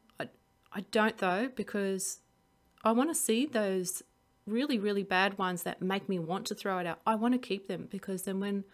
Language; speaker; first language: English; native; English